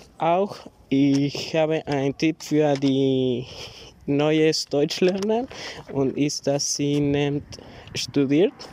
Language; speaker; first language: German; non-native, learner; Spanish